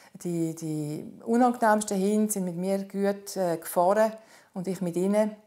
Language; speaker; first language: German; native; German